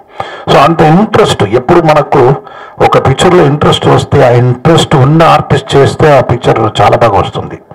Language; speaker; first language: Telugu; non-native, local second language; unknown